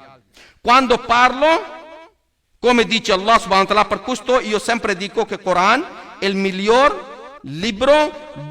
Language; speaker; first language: Italian; non-native, learner; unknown